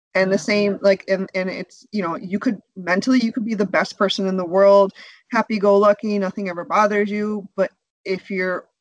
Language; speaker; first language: English; native; English